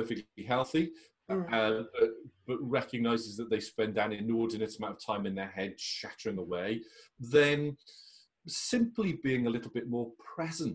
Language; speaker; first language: English; native; English